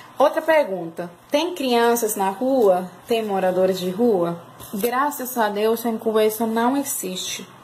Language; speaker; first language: Portuguese; non-native, fluent; Spanish